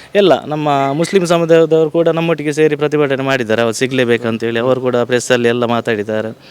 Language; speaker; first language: Kannada; native; Kannada